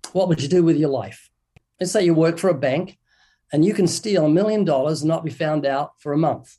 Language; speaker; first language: English; native; English